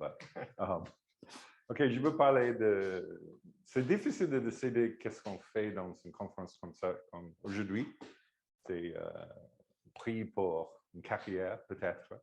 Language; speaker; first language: French; non-native, learner; English